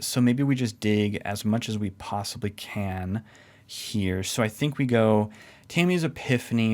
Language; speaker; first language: English; native; English